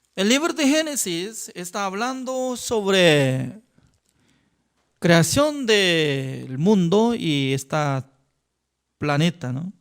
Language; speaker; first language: Spanish; non-native, fluent; Korean